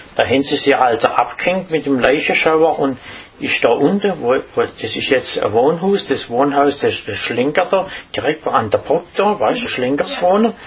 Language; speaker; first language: German; native; German